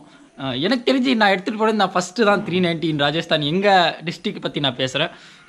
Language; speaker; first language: Tamil; non-native, local second language; Hindi